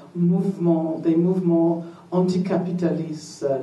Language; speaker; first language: French; non-native, fluent; English